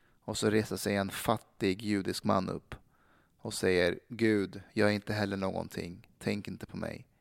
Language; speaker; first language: Swedish; early bilingual, other home language; Persian